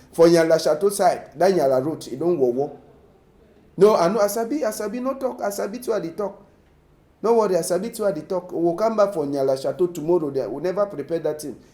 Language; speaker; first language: Nigerian Pidgin; native; Nigerian Pidgin